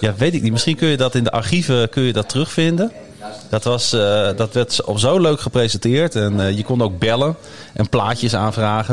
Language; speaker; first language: Dutch; native; Dutch